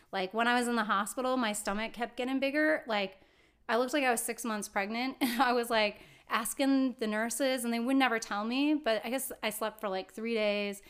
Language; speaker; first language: English; native; English